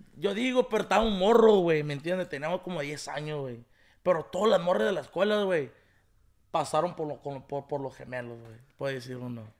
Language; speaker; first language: Spanish; early bilingual, heritage; Spanish